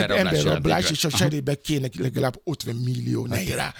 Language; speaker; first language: Hungarian; non-native, fluent; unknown